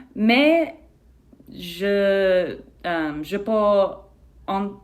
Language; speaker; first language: French; non-native, learner; English